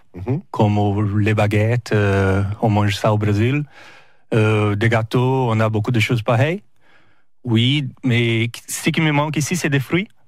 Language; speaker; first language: French; non-native, fluent; Portuguese